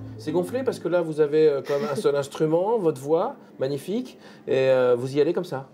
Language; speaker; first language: French; native; French